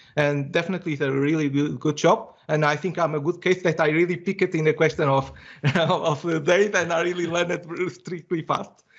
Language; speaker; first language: English; non-native, fluent; Portuguese